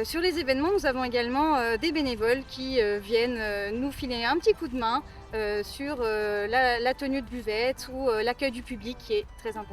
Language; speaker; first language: French; native; French